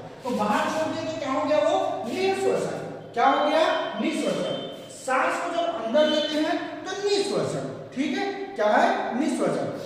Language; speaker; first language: Hindi; non-native, local second language; Chhattisgarhi